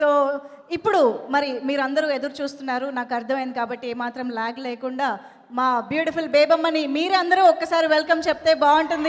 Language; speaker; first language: Telugu; native; Telugu